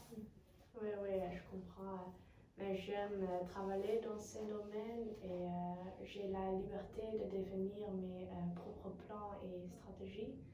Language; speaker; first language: French; non-native, learner; Dutch